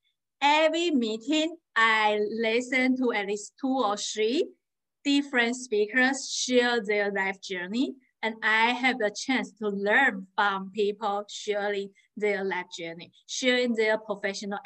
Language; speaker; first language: English; non-native, fluent; Chinese